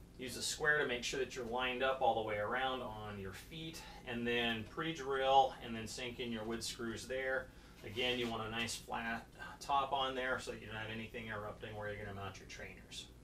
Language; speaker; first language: English; native; English